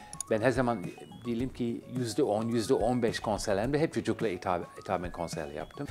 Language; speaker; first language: Turkish; non-native, fluent; English